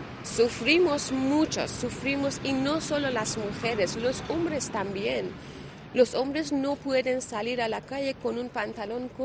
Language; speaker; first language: Spanish; non-native, learner; Persian